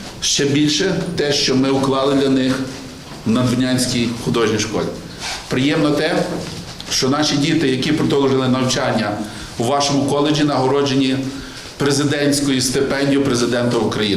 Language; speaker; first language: Ukrainian; native; Ukrainian